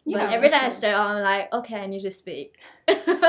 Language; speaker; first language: English; non-native, local second language; Chinese